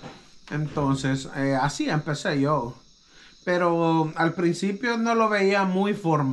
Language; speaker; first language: Spanish; native; Spanish